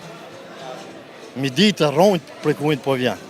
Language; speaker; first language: Albanian; native; Albanian